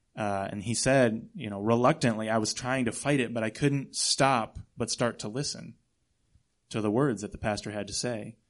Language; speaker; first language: English; native; English